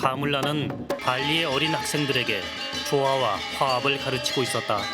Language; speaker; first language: Korean; native; Korean